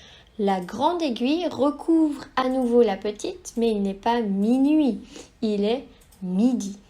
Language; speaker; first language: French; native; French